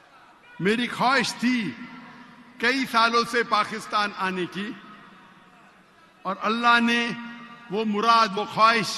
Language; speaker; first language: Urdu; non-native, local second language; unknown